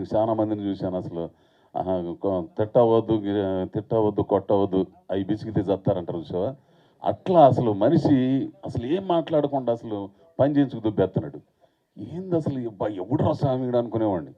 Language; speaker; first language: Telugu; native; Telugu